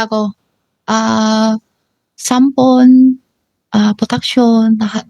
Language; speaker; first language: Filipino; non-native, learner; Chinese